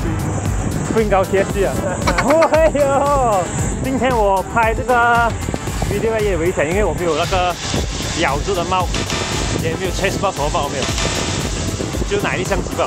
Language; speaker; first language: Chinese; native; Chinese